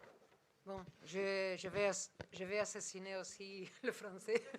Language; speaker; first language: French; non-native, fluent; Spanish